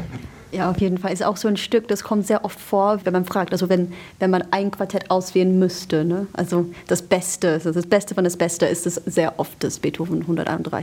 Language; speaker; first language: German; non-native, fluent; English